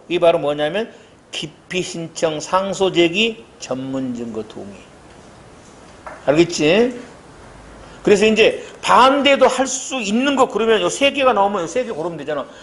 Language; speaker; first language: Korean; native; Korean